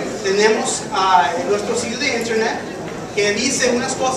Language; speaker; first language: Spanish; early bilingual, heritage; English